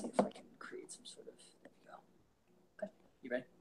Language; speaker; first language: English; native; English